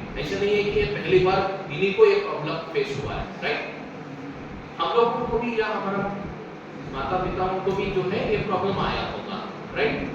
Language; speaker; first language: Hindi; non-native, local second language; Kannada